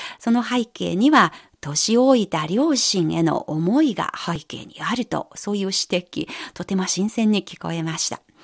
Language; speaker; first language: Japanese; non-native, fluent; Chinese